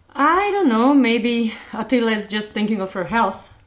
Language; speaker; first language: English; non-native, fluent; Hungarian